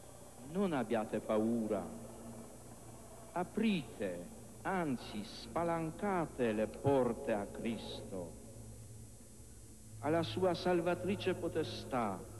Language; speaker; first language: Italian; non-native, fluent; Polish